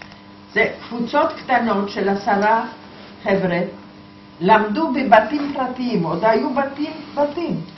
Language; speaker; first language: Hebrew; non-native, fluent; Polish